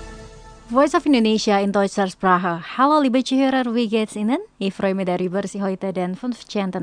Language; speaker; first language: German; non-native, fluent; Indonesian